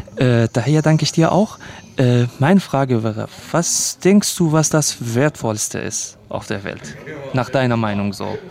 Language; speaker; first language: German; early bilingual, other home language; Kurdish